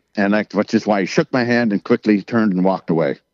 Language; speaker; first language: English; native; English